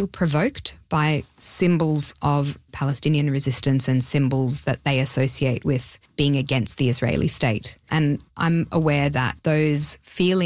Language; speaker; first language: English; non-native, local second language; Hebrew